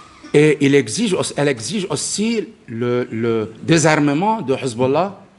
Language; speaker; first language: French; non-native, local second language; Arabic